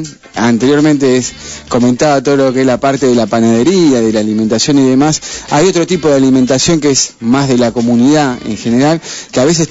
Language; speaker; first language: Spanish; native; Spanish